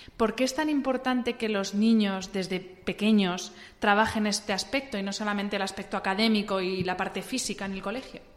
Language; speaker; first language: Spanish; native; Spanish